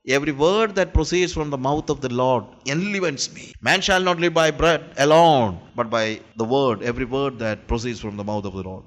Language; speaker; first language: English; non-native, local second language; Malayalam